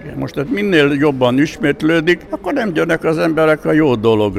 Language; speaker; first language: Hungarian; native; Hungarian